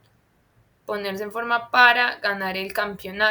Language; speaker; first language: Spanish; non-native, fluent; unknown